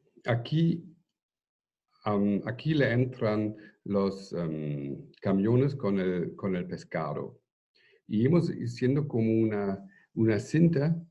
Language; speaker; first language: Spanish; non-native, fluent; German